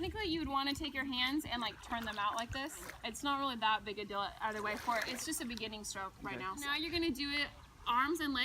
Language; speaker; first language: English; native; English